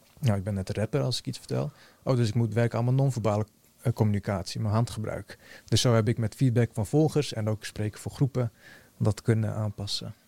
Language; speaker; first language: Dutch; early bilingual, other home language; Bosnian